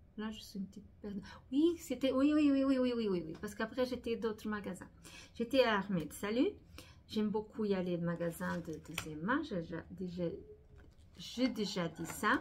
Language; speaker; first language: French; non-native, fluent; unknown